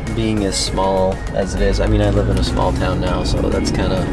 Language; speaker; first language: English; native; English